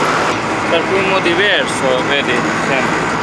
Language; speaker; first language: Italian; non-native, learner; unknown